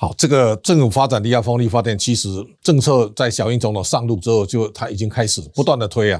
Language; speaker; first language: Chinese; native; Chinese